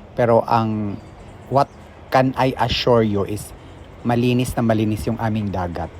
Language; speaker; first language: Filipino; non-native, local second language; Cebuano